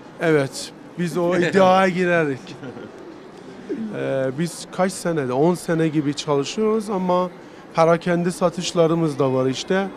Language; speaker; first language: Turkish; non-native, learner; Persian